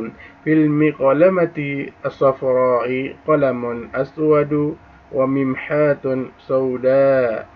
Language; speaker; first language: Arabic; non-native, fluent; Indonesian